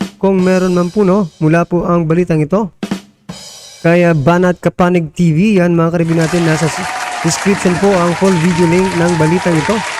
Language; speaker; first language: Filipino; non-native, local second language; Waray